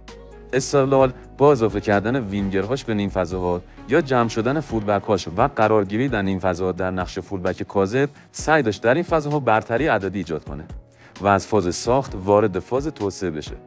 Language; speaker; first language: Persian; native; Persian